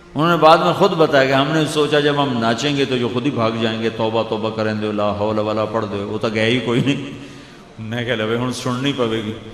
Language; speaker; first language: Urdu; non-native, local second language; Punjabi